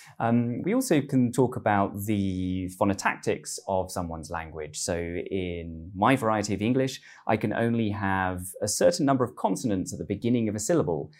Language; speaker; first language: English; native; English